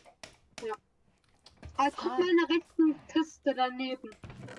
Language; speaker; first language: German; native; German